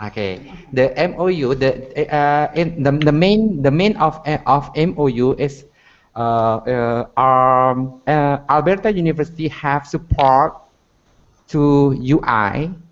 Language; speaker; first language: English; non-native, learner; Indonesian